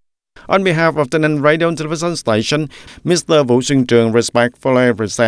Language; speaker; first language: English; non-native, fluent; Vietnamese